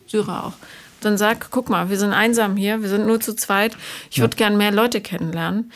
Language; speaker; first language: German; native; German